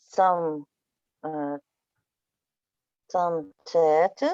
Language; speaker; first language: English; non-native, learner; Russian